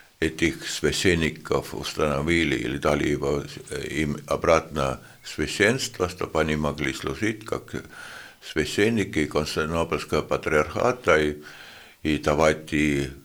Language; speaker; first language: Russian; non-native, local second language; Lithuanian